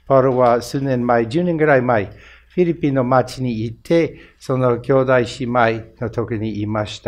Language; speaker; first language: Japanese; non-native, fluent; English